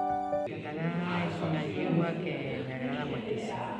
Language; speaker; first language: Catalan; non-native, learner; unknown